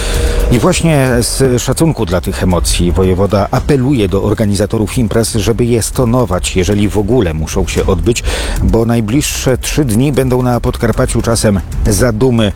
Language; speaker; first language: Polish; native; Polish